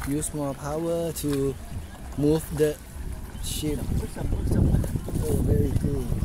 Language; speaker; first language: English; non-native, learner; Thai